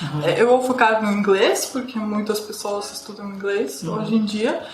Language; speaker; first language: Portuguese; non-native, fluent; Russian